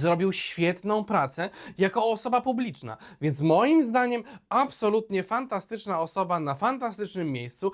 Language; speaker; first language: Polish; native; Polish